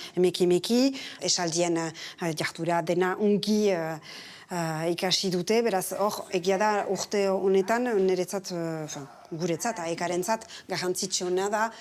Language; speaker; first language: Basque; native; Basque